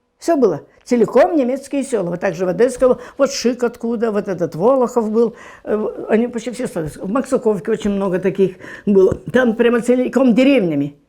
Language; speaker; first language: Russian; non-native, local second language; German